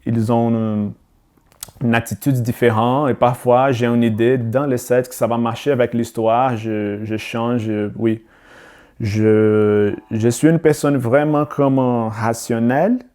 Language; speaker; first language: French; non-native, learner; Portuguese